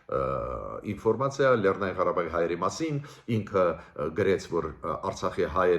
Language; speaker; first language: Armenian; native; Armenian